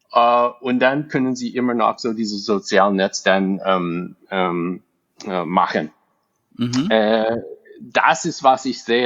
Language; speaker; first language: German; non-native, fluent; English